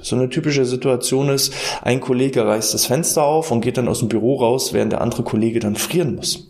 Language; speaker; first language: German; native; German